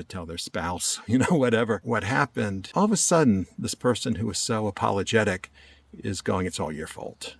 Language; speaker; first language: English; native; English